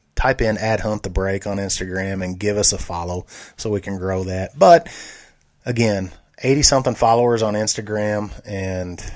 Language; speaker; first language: English; native; English